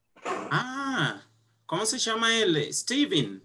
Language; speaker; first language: Portuguese; non-native, fluent; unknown